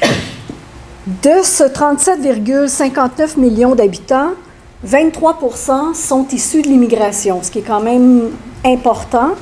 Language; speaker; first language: French; native; French